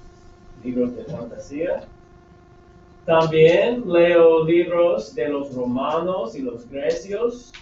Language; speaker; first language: Spanish; non-native, fluent; English